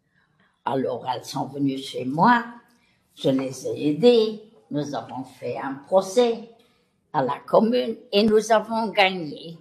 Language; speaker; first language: French; non-native, local second language; Luxembourgish